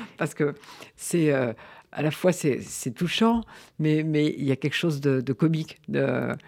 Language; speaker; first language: French; native; French